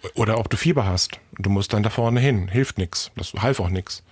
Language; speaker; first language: German; native; German